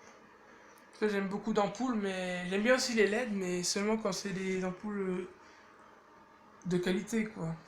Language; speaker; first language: French; native; French